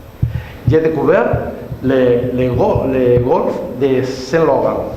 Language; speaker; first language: French; non-native, learner; Spanish